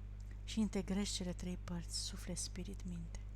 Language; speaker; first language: Romanian; native; Romanian